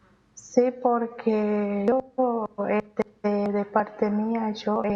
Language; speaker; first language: Spanish; non-native, local second language; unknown